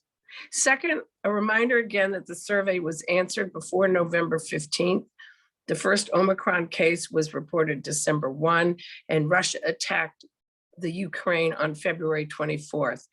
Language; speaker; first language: English; native; English